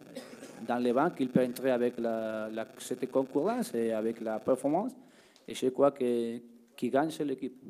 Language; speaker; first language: French; non-native, learner; Spanish